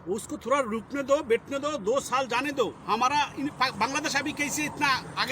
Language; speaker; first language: Hindi; non-native, fluent; Bangla